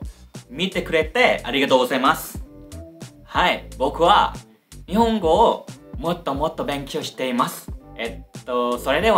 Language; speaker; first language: Japanese; non-native, learner; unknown